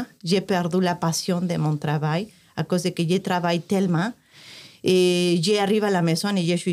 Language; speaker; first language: French; non-native, fluent; Spanish